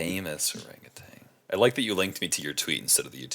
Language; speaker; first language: English; native; English